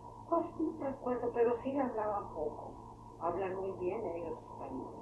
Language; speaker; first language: Spanish; early bilingual, heritage; Spanish